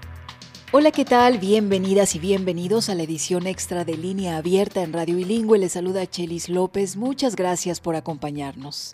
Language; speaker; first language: Spanish; native; Spanish